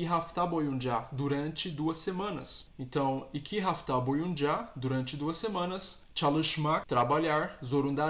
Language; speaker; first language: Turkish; non-native, fluent; Portuguese